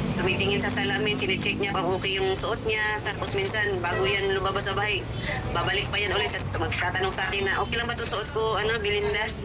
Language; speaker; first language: Filipino; non-native, local second language; Cebuano